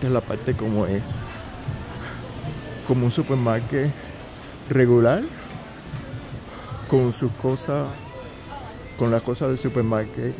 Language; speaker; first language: Spanish; early bilingual, heritage; Spanish